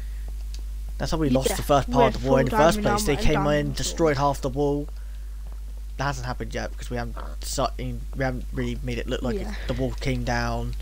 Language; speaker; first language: English; native; English